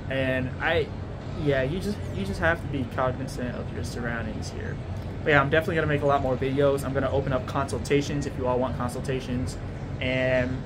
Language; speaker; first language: English; native; English